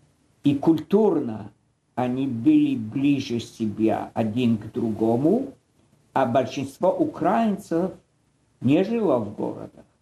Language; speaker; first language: Russian; non-native, fluent; Polish